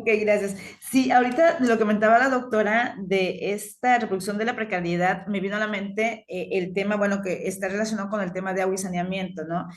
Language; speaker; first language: Spanish; native; Spanish